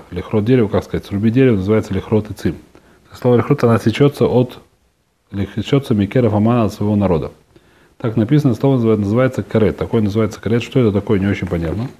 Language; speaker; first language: Russian; early bilingual, heritage; Russian